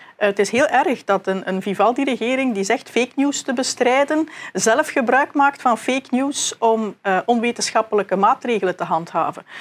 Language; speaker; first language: Dutch; native; Dutch